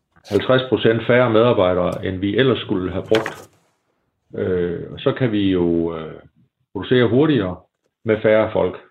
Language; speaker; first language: Danish; native; Danish